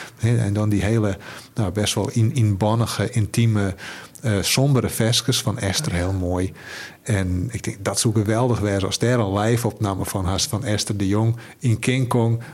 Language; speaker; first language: Dutch; non-native, local second language; Western Frisian